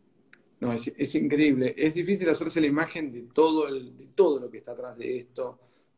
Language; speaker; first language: Spanish; native; Spanish